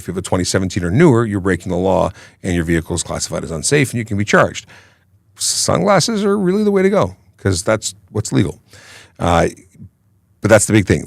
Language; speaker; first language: English; native; English